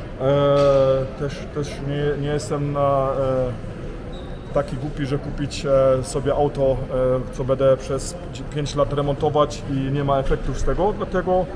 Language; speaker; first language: Polish; early bilingual, heritage; Polish